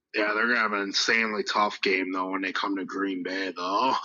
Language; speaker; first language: English; native; English